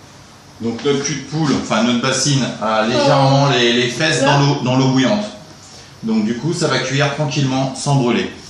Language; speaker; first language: French; native; French